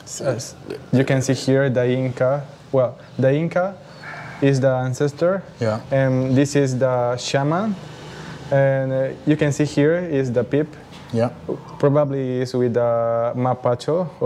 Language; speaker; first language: English; non-native, learner; Spanish